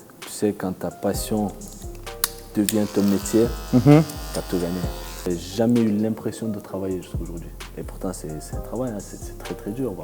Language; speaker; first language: French; early bilingual, other home language; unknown